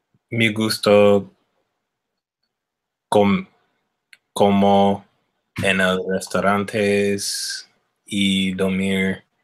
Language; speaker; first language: Spanish; non-native, learner; English